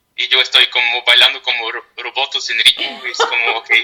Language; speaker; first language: Spanish; non-native, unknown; Dutch